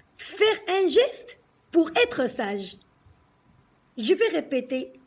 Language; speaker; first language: French; non-native, local second language; Arabic